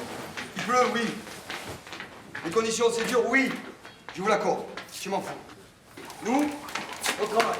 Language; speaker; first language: French; native; French